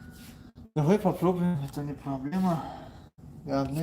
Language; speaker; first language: Russian; non-native, local second language; Tajik